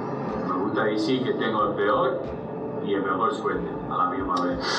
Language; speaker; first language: Spanish; early bilingual, heritage; Spanish